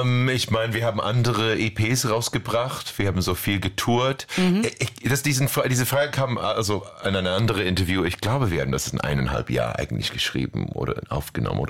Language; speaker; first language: German; non-native, fluent; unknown